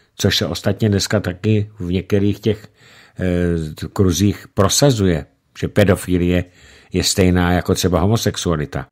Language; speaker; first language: Czech; native; Czech